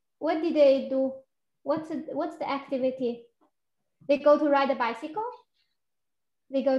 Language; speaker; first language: English; non-native, fluent; Chinese